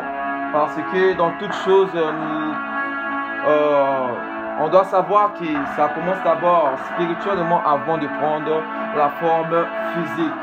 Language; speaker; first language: French; non-native, local second language; Swahili